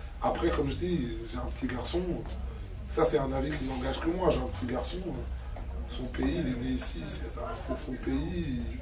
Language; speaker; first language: French; non-native, local second language; Lingala